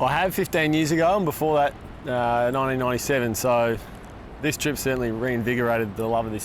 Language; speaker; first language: English; native; English